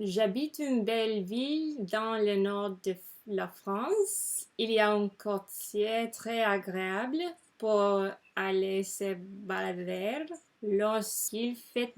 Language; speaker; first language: French; non-native, learner; English